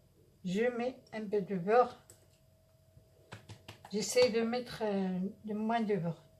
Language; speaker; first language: French; non-native, local second language; Arabic